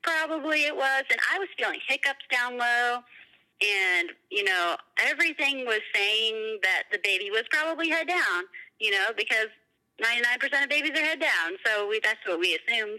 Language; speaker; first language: English; native; English